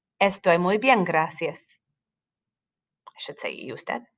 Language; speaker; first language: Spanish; non-native, fluent; English